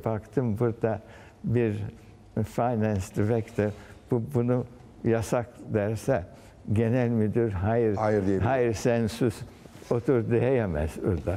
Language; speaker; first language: Turkish; early bilingual, heritage; Turkish